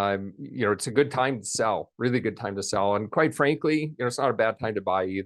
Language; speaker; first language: English; native; English